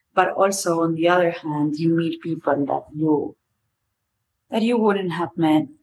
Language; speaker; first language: English; non-native, fluent; Spanish